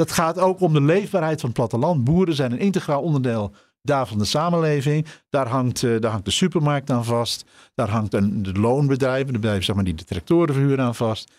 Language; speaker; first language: Dutch; native; Dutch